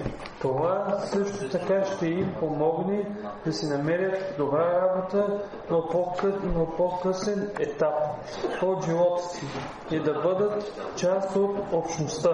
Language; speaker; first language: Bulgarian; native; Bulgarian